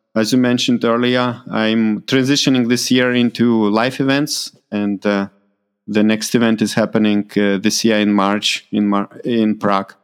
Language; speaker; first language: English; non-native, fluent; Lithuanian